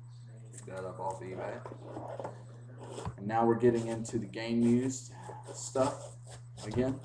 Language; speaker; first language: English; native; English